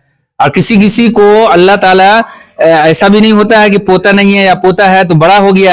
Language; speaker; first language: Urdu; native; Urdu